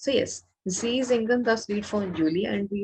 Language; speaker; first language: German; non-native, learner; Malayalam